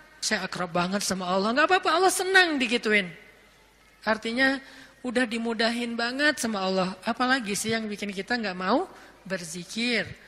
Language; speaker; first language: Indonesian; native; Indonesian